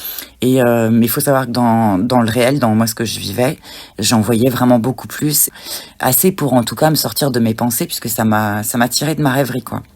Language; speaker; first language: French; native; French